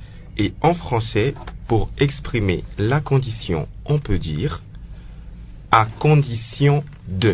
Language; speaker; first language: French; non-native, local second language; Lingala